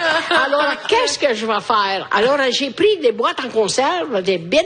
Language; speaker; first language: French; native; French